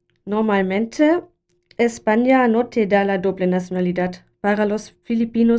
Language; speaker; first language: Spanish; non-native, learner; German